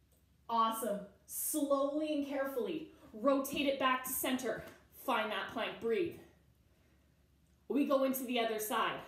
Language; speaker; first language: English; native; English